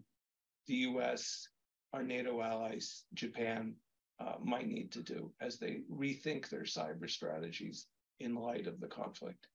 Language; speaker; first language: English; native; English